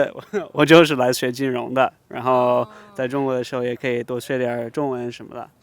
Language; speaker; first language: Chinese; non-native, fluent; English